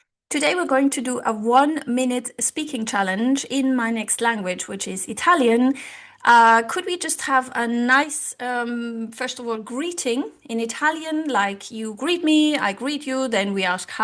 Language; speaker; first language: English; non-native, fluent; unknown